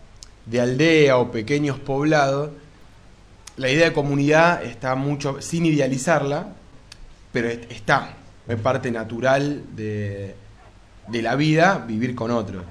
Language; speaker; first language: Spanish; native; Spanish